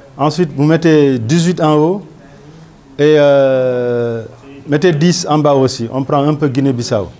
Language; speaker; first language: French; non-native, local second language; Wolof